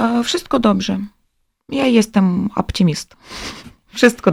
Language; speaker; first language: Polish; non-native, learner; Ukrainian